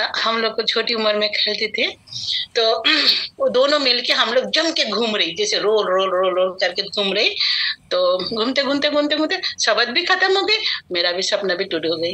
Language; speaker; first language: Hindi; non-native, local second language; Bangla